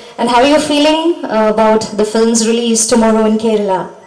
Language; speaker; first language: English; non-native, local second language; Malayalam